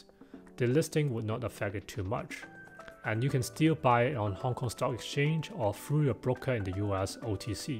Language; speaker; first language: English; non-native, local second language; Cantonese